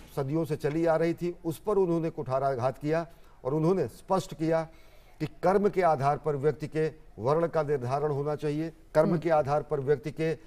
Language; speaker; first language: Hindi; native; Hindi